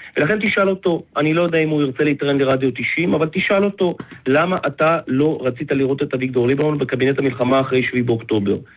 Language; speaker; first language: Hebrew; non-native, fluent; Russian